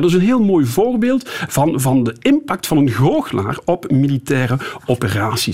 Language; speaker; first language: Dutch; native; Dutch